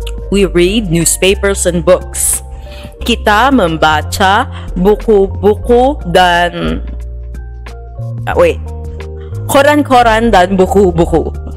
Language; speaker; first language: Indonesian; non-native, learner; Filipino